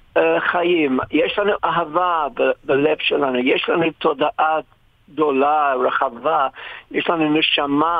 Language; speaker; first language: Hebrew; non-native, fluent; English